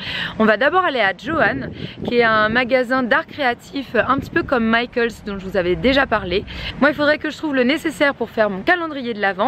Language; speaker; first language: French; native; French